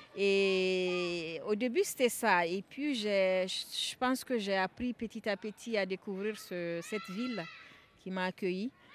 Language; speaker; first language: French; non-native, local second language; Bambara